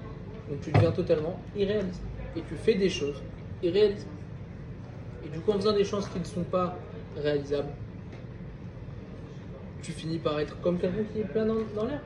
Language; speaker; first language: French; native; French